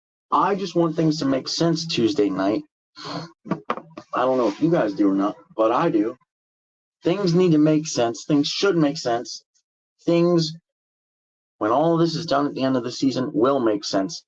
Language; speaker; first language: English; native; English